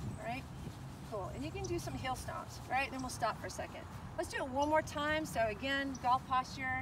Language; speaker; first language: English; native; English